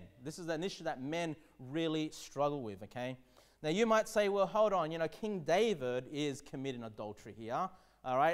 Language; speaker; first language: English; native; English